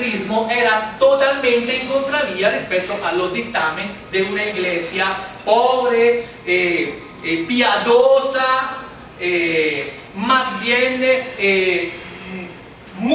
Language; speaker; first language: Spanish; non-native, fluent; Italian